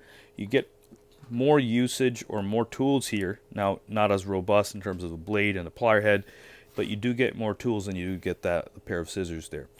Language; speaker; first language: English; native; English